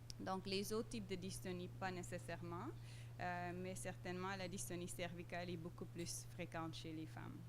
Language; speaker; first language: French; non-native, fluent; Dutch